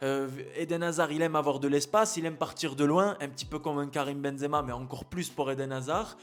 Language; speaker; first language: French; native; French